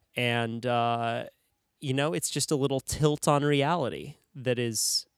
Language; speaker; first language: English; native; English